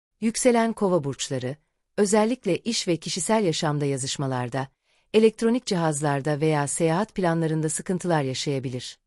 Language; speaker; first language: Turkish; native; Turkish